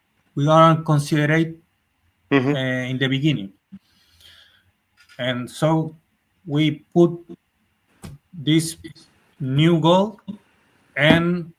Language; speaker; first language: English; non-native, learner; Spanish